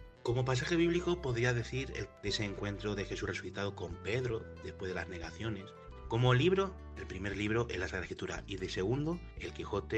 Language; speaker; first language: Spanish; native; Spanish